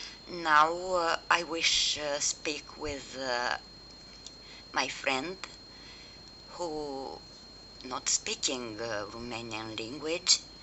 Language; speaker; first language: English; non-native, learner; Romanian